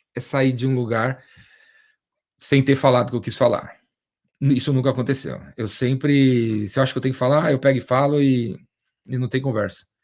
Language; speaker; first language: Portuguese; native; Portuguese